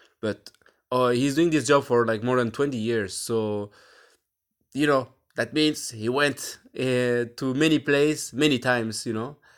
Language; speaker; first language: English; non-native, fluent; French